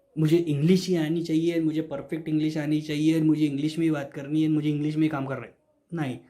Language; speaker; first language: Hindi; non-native, local second language; Marathi